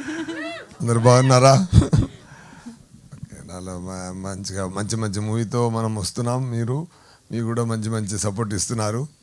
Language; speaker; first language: Telugu; non-native, fluent; Tamil